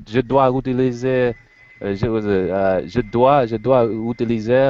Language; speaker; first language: French; non-native, learner; English